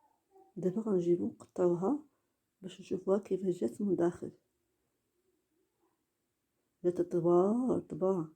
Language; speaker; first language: Arabic; native; Arabic